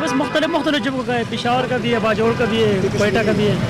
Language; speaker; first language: Hindi; non-native, local second language; Pashto